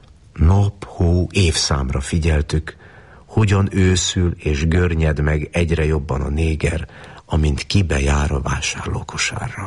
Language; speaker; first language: Hungarian; native; Hungarian